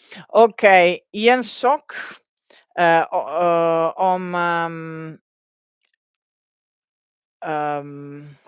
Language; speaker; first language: Swedish; non-native, learner; Italian